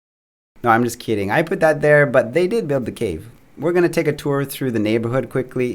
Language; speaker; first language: English; native; English